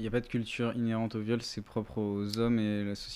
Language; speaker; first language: French; native; French